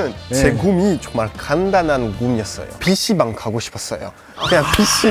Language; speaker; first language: Korean; non-native, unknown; French